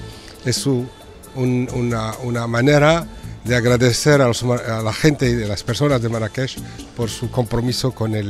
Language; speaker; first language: Spanish; non-native, fluent; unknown